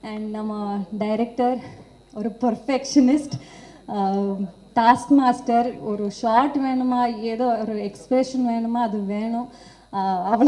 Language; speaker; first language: Tamil; non-native, learner; Kannada